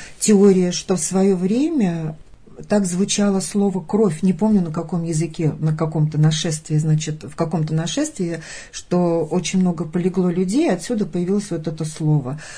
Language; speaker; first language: Russian; native; Russian